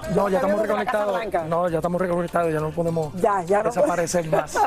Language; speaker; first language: Spanish; early bilingual, heritage; Spanish